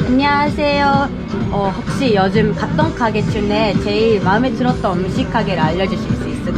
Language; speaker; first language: Korean; non-native, fluent; Japanese